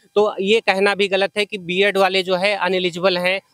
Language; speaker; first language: Hindi; native; Hindi